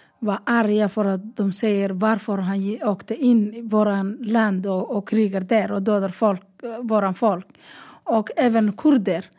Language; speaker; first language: Norwegian; non-native, learner; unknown